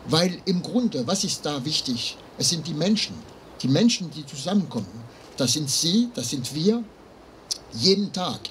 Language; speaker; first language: German; non-native, fluent; French